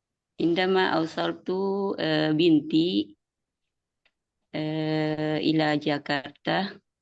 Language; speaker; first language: Arabic; non-native, learner; Indonesian